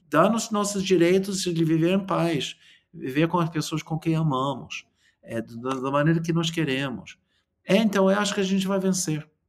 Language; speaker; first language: Portuguese; non-native, fluent; English